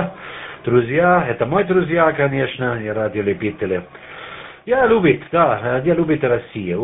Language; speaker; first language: Russian; non-native, learner; German